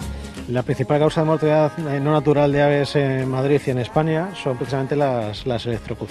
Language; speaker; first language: Spanish; native; Spanish